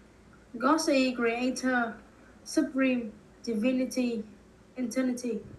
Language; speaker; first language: English; non-native, learner; Vietnamese